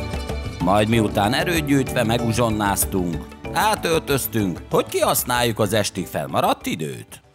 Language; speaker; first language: Hungarian; native; Hungarian